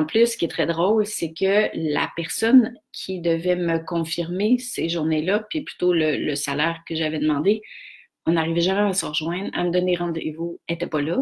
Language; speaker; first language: French; native; French